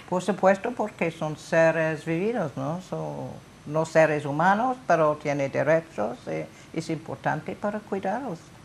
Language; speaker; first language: Spanish; non-native, learner; English